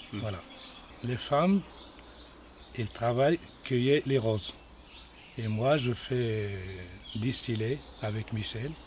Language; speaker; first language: French; non-native, learner; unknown